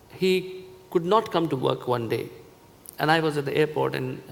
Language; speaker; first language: English; non-native, local second language; Hindi